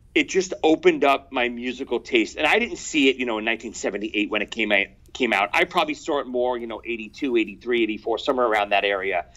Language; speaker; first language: English; native; English